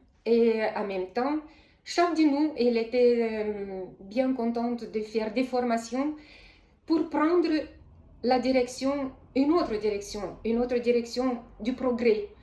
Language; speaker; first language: French; non-native, fluent; Romanian